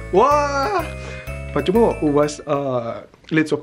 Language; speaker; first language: Russian; non-native, learner; Indonesian